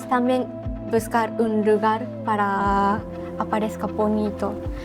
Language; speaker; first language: Spanish; non-native, learner; Japanese